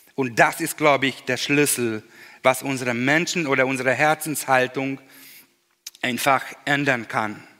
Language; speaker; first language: German; non-native, fluent; Hungarian